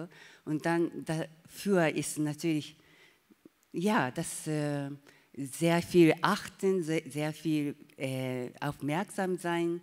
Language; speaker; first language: German; non-native, learner; Japanese